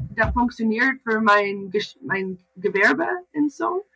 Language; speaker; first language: German; non-native, learner; English